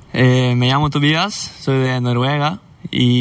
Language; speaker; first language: Spanish; non-native, learner; Norwegian